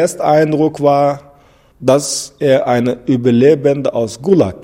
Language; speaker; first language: German; non-native, fluent; Uyghur